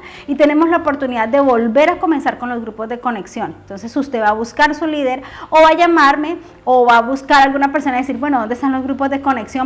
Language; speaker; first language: Spanish; native; Spanish